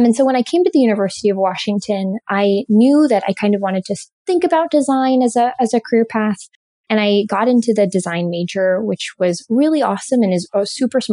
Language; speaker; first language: English; native; English